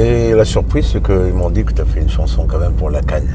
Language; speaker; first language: French; non-native, local second language; Arabic